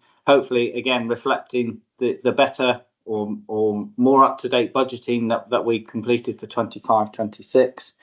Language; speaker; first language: English; native; English